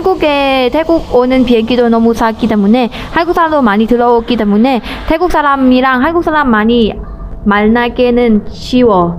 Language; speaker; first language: Korean; non-native, learner; Thai